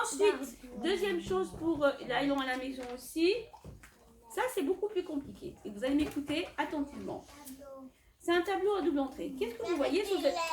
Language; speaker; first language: French; native; French